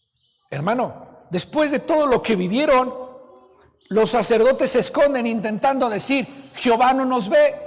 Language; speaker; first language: Spanish; native; Spanish